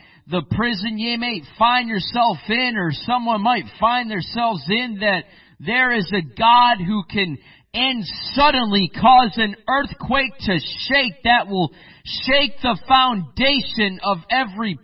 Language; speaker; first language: English; native; English